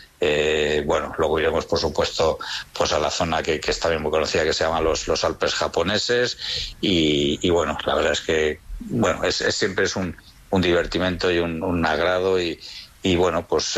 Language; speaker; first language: Spanish; native; Spanish